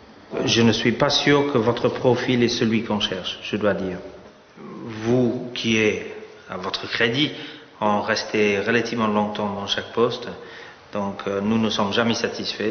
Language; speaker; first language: French; non-native, fluent; English